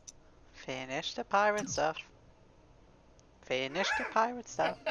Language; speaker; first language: English; non-native, fluent; German